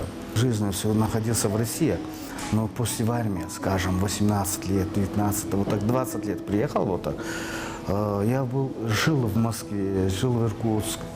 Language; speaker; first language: Russian; non-native, learner; Azerbaijani